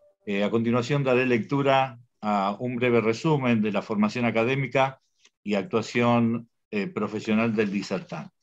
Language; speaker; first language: Spanish; native; Spanish